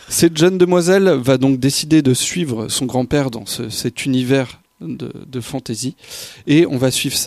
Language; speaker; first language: French; native; French